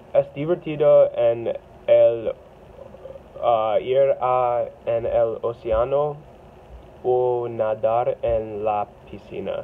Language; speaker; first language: Spanish; non-native, learner; English